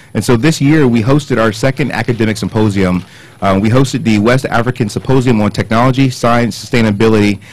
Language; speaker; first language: English; native; English